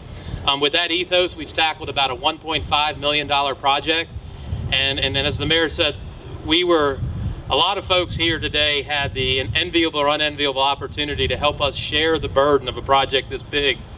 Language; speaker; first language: English; native; English